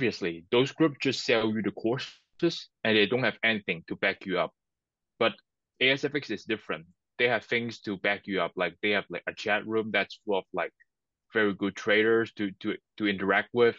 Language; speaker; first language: English; non-native, local second language; Cantonese